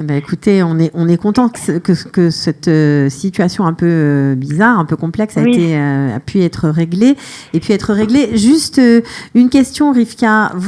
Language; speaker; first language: French; native; French